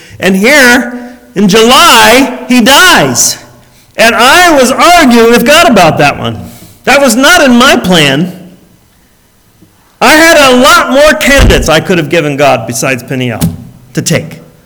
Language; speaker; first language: English; native; English